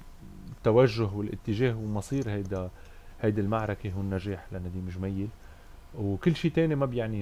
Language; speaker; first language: Arabic; native; Arabic